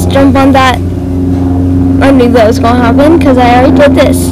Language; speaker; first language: English; native; English